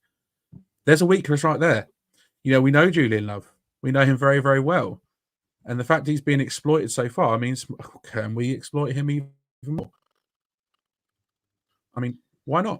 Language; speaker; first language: English; native; English